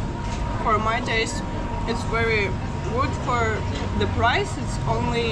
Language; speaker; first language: English; non-native, fluent; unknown